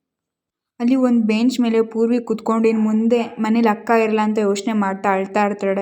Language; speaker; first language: Kannada; native; Kannada